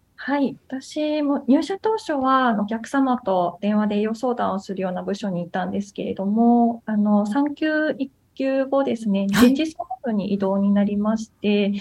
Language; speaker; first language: Japanese; native; Japanese